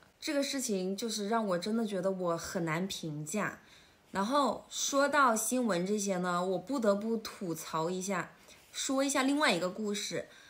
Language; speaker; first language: Chinese; native; Chinese